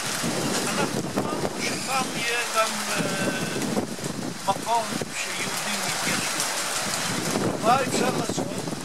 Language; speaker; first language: Hebrew; non-native, fluent; Italian